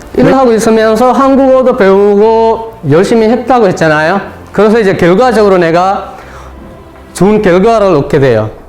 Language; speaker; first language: Korean; non-native, fluent; Sinhala